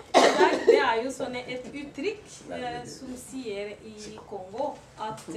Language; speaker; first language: Norwegian; non-native, learner; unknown